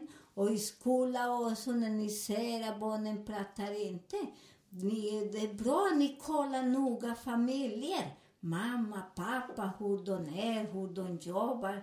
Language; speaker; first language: Swedish; non-native, fluent; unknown